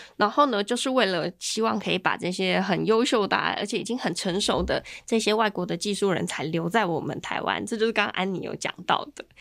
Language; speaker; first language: Chinese; native; Chinese